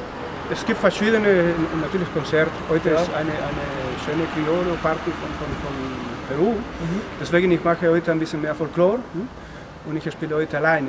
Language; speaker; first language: German; non-native, learner; Spanish